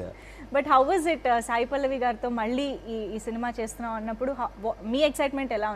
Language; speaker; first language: Telugu; native; Telugu